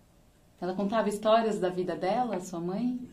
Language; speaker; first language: Portuguese; native; Portuguese